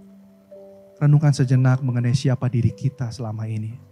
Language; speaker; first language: Indonesian; native; Indonesian